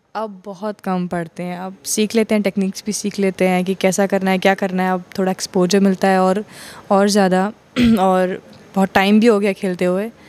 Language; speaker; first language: Hindi; non-native, local second language; Kashmiri